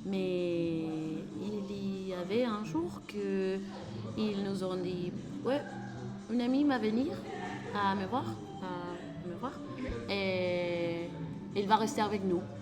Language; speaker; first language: French; non-native, learner; Spanish